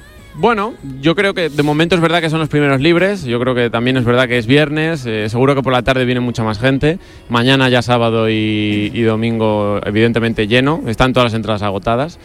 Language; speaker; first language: Spanish; native; Spanish